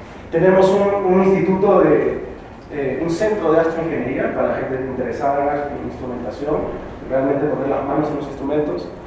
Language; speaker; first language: Spanish; native; Spanish